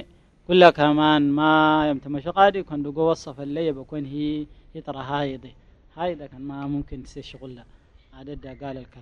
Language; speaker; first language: Arabic; native; Arabic